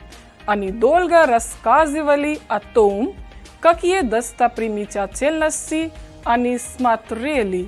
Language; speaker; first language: Russian; non-native, fluent; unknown